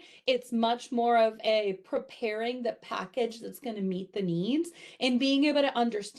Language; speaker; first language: English; native; English